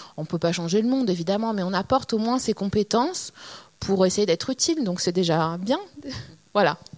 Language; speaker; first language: French; early bilingual, other home language; Arabic